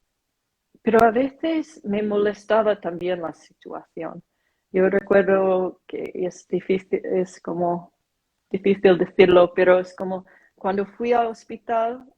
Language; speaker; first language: Spanish; non-native, fluent; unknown